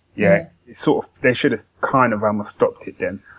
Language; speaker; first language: English; native; English